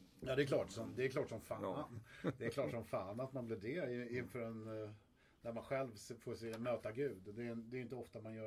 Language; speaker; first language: Swedish; native; Swedish